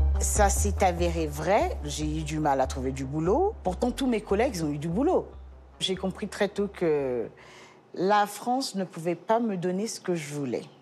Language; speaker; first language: French; early bilingual, other home language; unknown